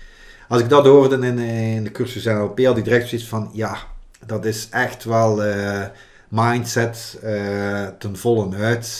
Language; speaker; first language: Dutch; native; Dutch